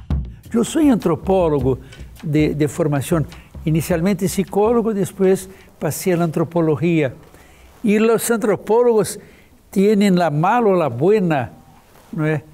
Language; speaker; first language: Spanish; non-native, fluent; Portuguese